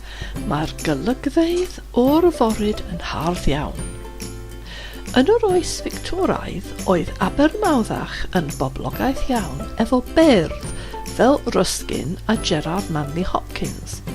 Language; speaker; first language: Welsh; non-native, fluent; English